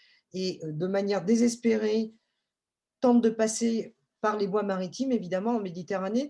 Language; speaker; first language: French; native; French